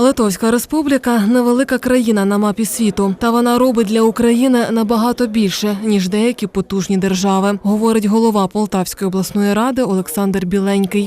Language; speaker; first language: Ukrainian; native; Ukrainian